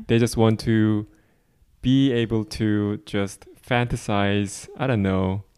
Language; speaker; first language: English; non-native, fluent; Korean